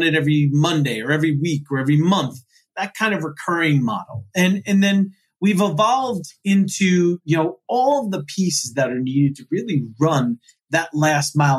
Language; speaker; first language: English; native; English